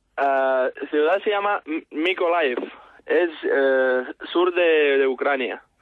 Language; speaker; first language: Spanish; non-native, learner; Russian